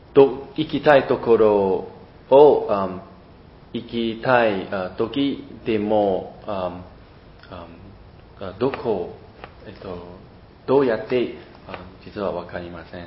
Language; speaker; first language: Japanese; non-native, learner; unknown